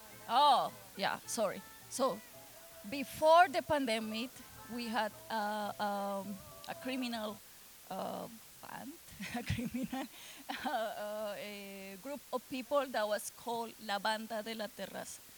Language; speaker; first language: English; non-native, fluent; Spanish